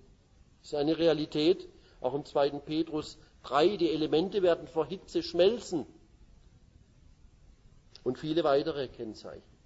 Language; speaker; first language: German; native; German